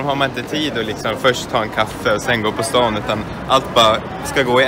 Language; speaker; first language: Swedish; native; Swedish